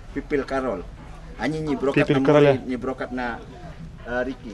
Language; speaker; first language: Russian; non-native, learner; Indonesian